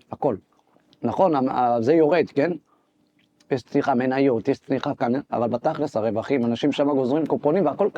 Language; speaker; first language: Hebrew; native; Hebrew